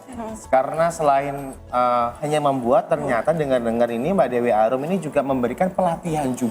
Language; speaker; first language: Indonesian; native; Indonesian